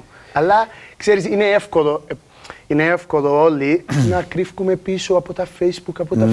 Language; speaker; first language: Greek; non-native, learner; Portuguese